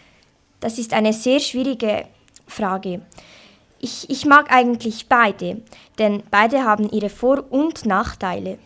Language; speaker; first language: German; early bilingual, other home language; Italian